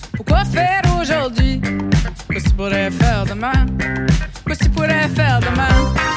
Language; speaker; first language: French; native; French